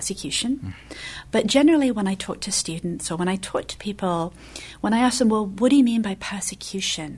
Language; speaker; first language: English; native; English